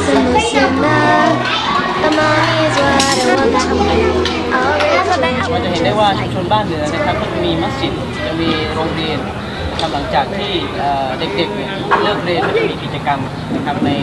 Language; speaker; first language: Thai; native; Thai